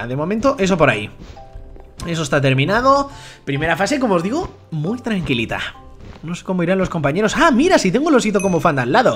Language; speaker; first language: Spanish; native; Spanish